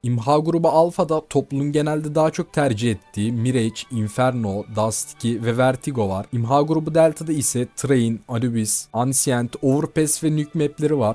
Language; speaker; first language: Turkish; native; Turkish